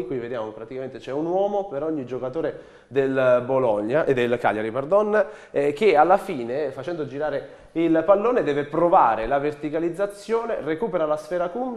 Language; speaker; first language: Italian; native; Italian